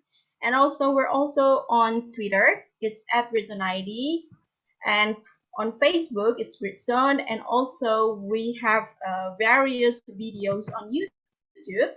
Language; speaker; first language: English; non-native, fluent; Indonesian